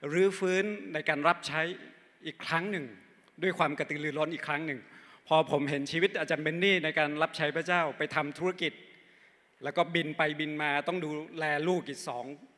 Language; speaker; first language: Thai; non-native, local second language; Akha